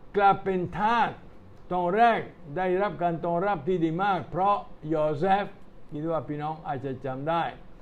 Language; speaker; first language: Thai; non-native, fluent; Italian